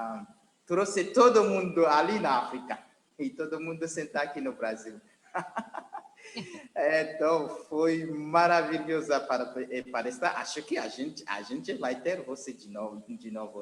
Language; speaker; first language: Portuguese; non-native, learner; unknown